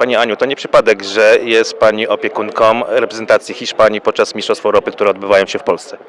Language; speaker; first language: Polish; native; Polish